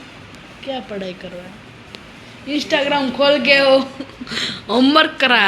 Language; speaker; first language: Hindi; non-native, local second language; Gujarati